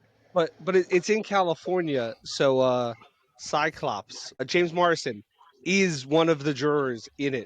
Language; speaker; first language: English; native; English